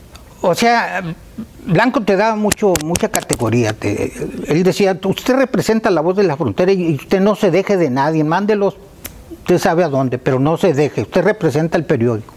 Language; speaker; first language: Spanish; native; Spanish